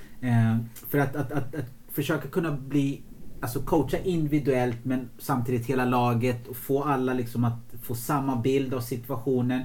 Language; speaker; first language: Swedish; early bilingual, other home language; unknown